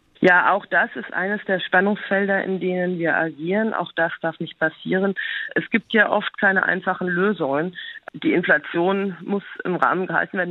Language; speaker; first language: German; native; German